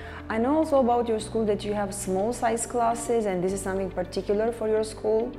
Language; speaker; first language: English; non-native, fluent; Romanian